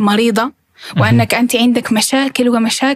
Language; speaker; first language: Arabic; early bilingual, heritage; Arabic